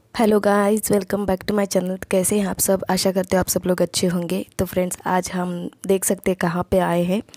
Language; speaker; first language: Hindi; non-native, local second language; Marathi